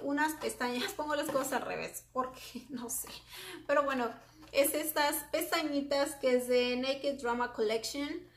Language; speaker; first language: Spanish; native; Spanish